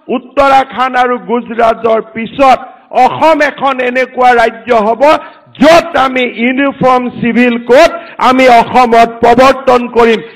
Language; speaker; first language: Assamese; native; Assamese